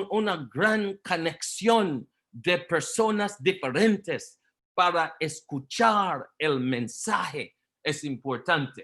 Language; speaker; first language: Spanish; non-native, learner; Portuguese